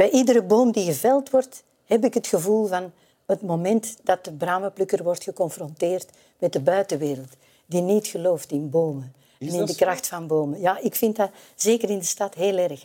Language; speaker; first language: Dutch; native; Dutch